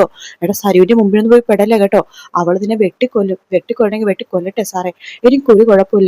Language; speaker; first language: Malayalam; native; Malayalam